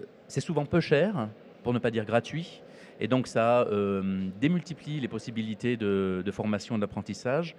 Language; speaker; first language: French; native; French